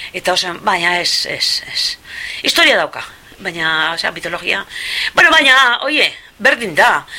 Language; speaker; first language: Basque; non-native, local second language; Spanish